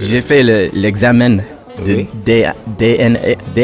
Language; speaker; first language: French; non-native, learner; English